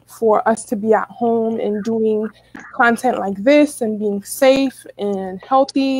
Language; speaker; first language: English; native; English